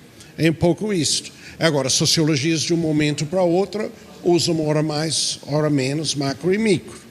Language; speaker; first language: Portuguese; non-native, fluent; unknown